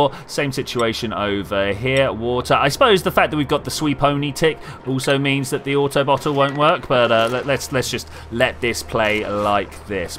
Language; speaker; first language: English; native; English